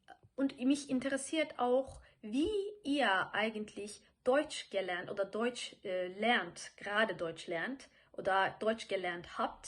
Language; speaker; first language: German; non-native, fluent; Turkish